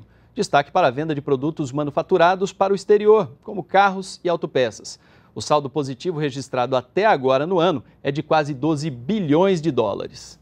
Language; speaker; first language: Portuguese; native; Portuguese